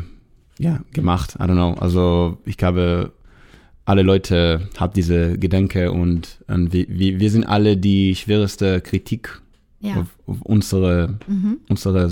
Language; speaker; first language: German; non-native, fluent; Hebrew